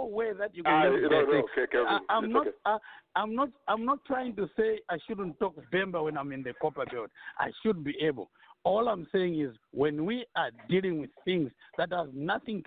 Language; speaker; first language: English; non-native, local second language; Nyanja